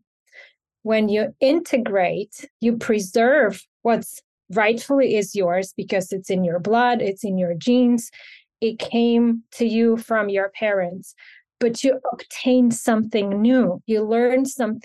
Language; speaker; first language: English; non-native, fluent; Ukrainian